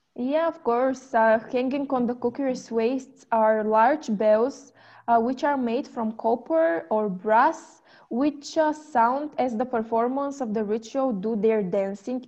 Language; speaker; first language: English; non-native, fluent; Bulgarian